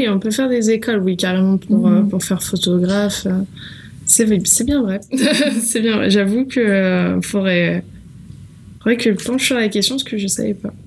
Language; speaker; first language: French; native; French